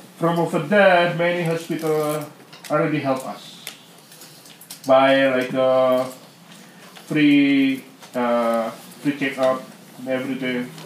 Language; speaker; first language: English; non-native, learner; Indonesian